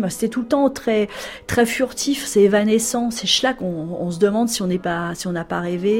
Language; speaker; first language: French; native; French